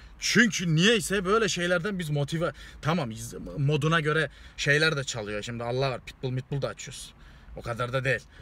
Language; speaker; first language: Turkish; native; Turkish